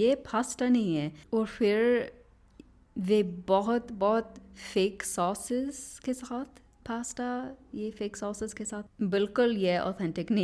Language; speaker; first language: Hindi; non-native, learner; English